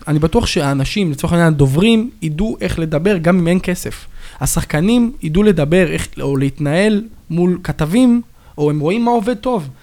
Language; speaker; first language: Hebrew; native; Hebrew